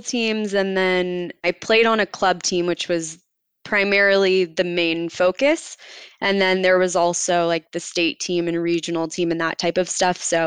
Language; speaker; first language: English; native; English